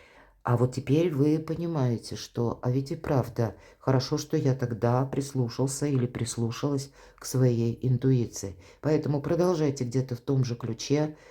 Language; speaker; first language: Russian; native; Russian